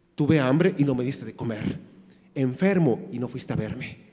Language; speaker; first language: Spanish; native; Spanish